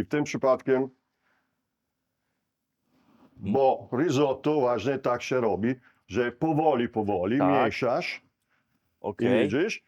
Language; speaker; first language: Polish; non-native, learner; Italian